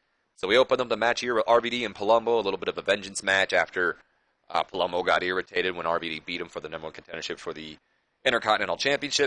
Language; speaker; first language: English; native; English